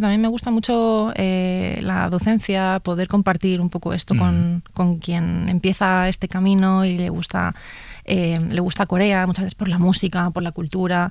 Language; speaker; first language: Spanish; native; Spanish